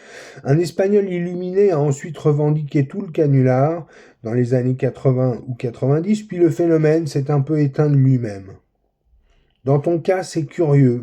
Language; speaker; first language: French; native; French